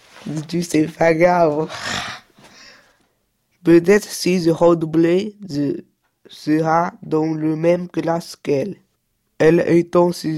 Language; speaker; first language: French; early bilingual, other home language; Chinese